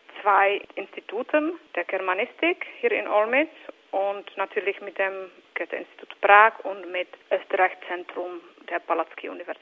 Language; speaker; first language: German; non-native, fluent; Czech